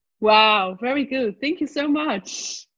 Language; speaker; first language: English; non-native, fluent; Dutch